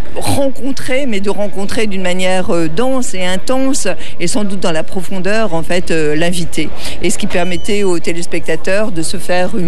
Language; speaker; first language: French; native; French